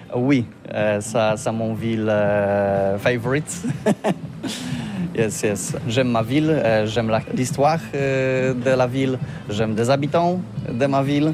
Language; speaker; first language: French; non-native, learner; Polish